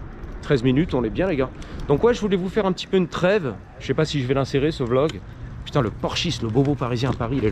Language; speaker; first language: French; native; French